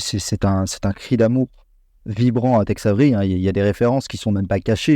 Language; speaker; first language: French; native; French